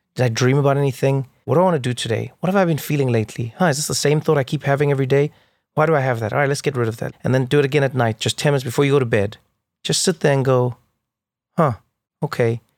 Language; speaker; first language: English; native; English